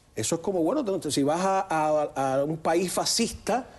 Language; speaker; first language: Spanish; native; Spanish